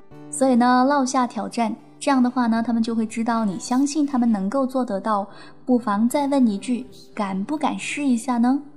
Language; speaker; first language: Chinese; native; Chinese